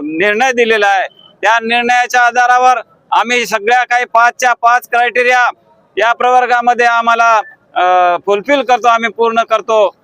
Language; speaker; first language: Marathi; non-native, local second language; Lambadi